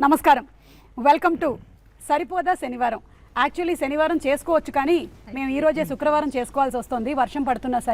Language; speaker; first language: Telugu; native; Telugu